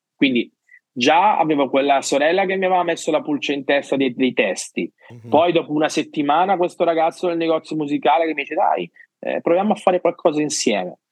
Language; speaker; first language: Italian; native; Italian